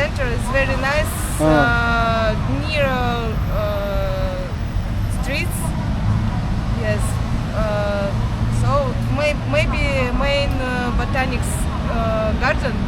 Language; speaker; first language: English; non-native, learner; Russian